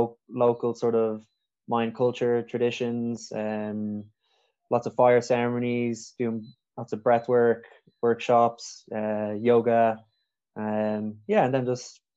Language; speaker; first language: English; native; English